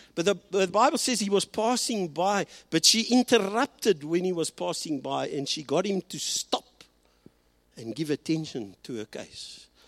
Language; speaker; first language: English; early bilingual, other home language; Afrikaans